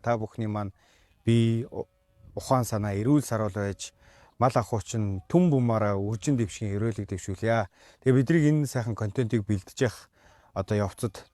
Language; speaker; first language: Mongolian; native; Mongolian